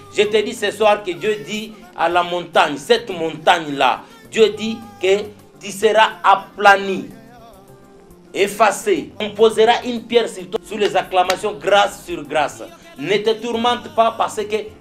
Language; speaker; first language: French; non-native, local second language; Lingala